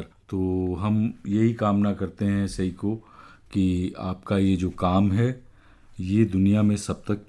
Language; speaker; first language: Hindi; native; Hindi